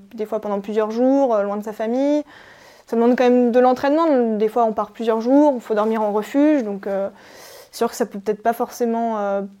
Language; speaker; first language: French; native; French